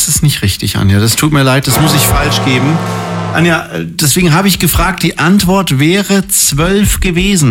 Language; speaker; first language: German; native; German